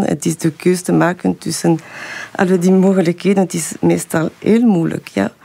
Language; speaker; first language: Dutch; non-native, fluent; French